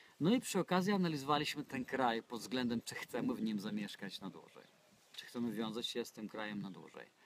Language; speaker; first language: Polish; non-native, fluent; Russian